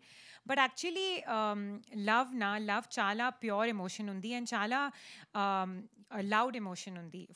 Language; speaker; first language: Telugu; non-native, learner; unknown